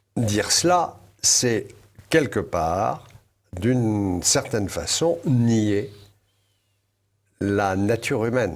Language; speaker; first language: French; native; French